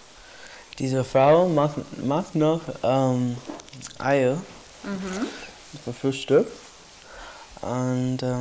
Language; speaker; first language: German; non-native, learner; English